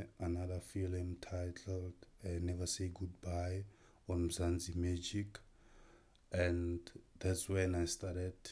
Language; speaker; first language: English; non-native, local second language; Tswana